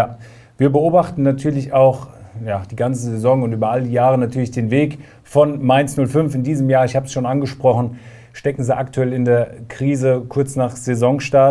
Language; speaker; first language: German; native; German